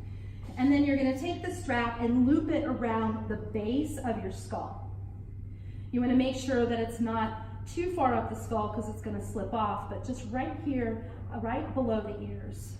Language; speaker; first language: English; native; English